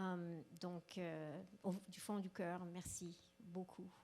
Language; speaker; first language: French; non-native, local second language; English